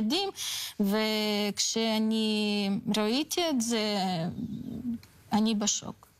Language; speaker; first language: Hebrew; non-native, learner; Russian